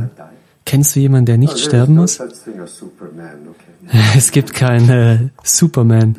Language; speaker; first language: German; non-native, fluent; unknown